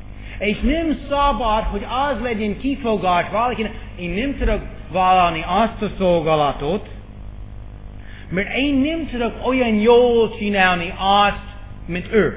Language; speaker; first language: Hungarian; non-native, fluent; English